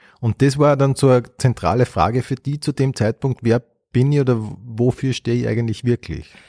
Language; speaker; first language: German; native; German